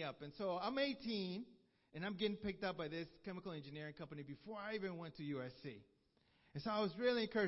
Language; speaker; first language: English; early bilingual, other home language; Spanish